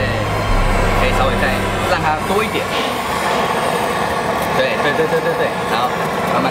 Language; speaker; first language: Chinese; native; Chinese